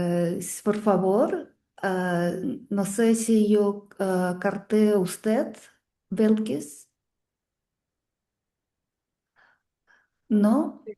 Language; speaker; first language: Spanish; non-native, fluent; Russian